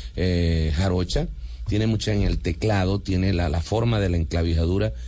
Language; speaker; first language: Spanish; native; Spanish